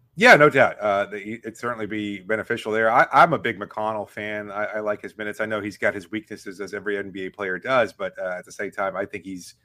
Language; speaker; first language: English; native; English